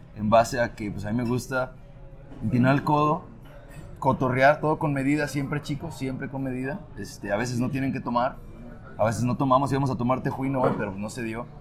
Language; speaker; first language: Spanish; native; Spanish